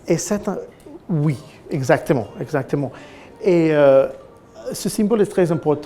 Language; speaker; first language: French; non-native, fluent; English